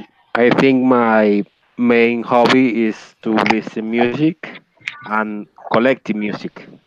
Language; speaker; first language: English; non-native, learner; Spanish